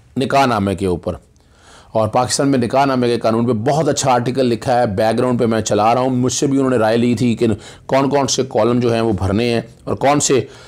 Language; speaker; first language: Urdu; non-native, local second language; Punjabi